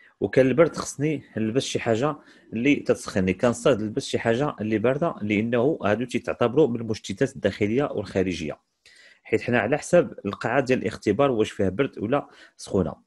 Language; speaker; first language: Arabic; native; Arabic